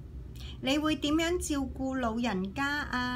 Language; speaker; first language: Chinese; native; Chinese